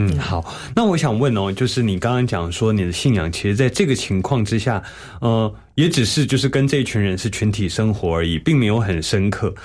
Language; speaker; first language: Chinese; native; Chinese